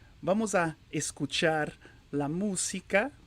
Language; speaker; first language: Spanish; non-native, fluent; Portuguese